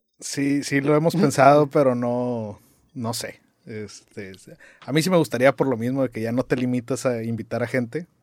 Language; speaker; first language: Spanish; native; Spanish